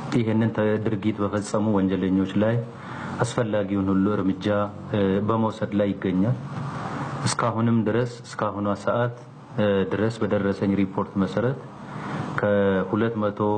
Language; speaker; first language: Amharic; non-native, local second language; Oromo